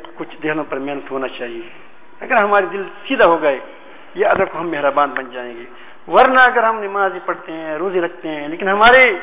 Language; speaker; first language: Urdu; native; Urdu